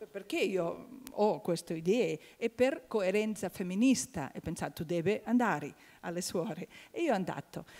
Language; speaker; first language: Italian; non-native, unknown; Catalan